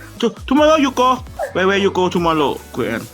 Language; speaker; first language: English; non-native, learner; Thai